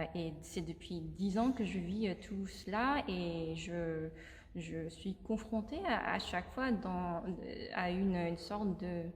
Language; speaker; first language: French; non-native, fluent; Korean